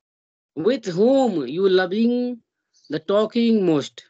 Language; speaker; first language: English; non-native, learner; Hindi